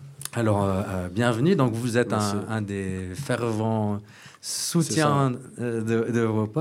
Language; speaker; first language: French; native; French